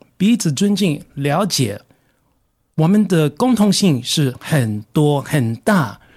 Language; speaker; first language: Chinese; non-native, fluent; English